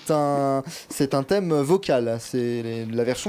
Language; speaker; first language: French; native; French